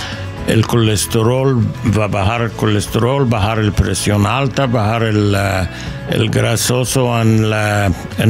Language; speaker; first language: Spanish; non-native, learner; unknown